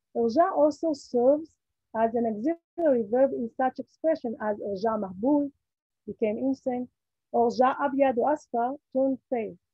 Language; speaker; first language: English; non-native, fluent; Hebrew